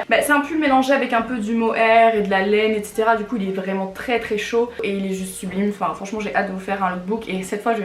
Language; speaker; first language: French; native; French